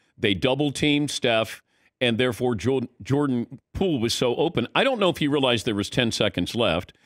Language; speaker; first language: English; native; English